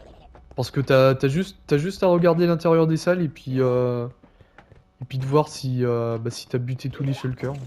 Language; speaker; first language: French; native; French